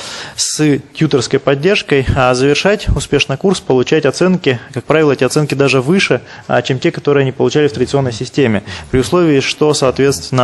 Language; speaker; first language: Russian; native; Russian